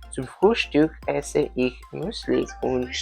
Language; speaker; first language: German; non-native, learner; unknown